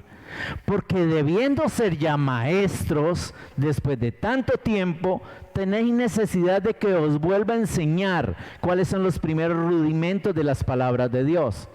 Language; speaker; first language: Spanish; native; Spanish